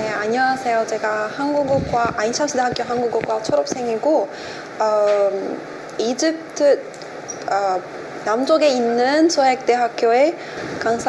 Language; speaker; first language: Korean; non-native, fluent; Arabic